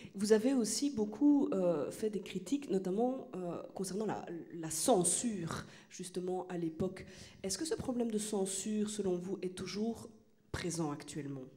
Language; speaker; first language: French; native; French